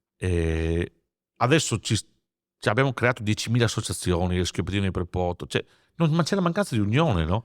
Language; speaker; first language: Italian; native; Italian